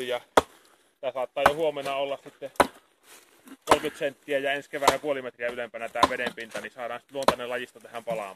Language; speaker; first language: Finnish; native; Finnish